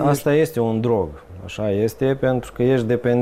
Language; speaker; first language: Romanian; native; Romanian